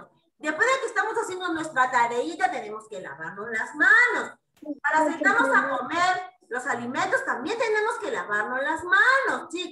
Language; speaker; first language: Spanish; native; Spanish